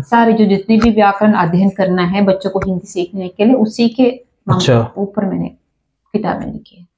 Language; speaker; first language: Hindi; non-native, fluent; Sinhala